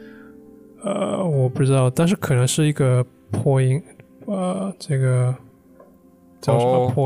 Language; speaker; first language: Chinese; non-native, fluent; English